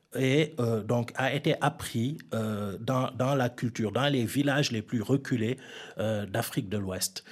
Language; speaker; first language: French; non-native, local second language; Fula